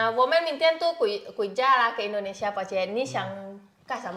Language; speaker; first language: Chinese; non-native, learner; Indonesian